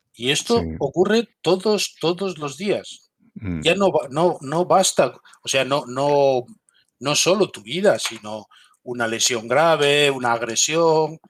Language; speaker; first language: Spanish; native; Spanish